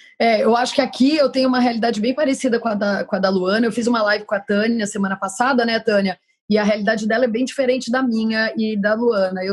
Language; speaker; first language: Portuguese; native; Portuguese